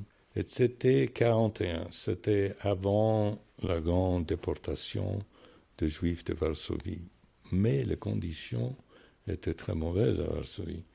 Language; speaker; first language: French; non-native, fluent; English